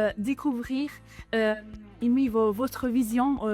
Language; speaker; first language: French; non-native, local second language; Italian